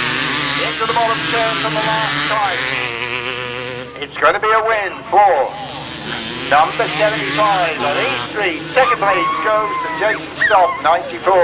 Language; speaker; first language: English; native; English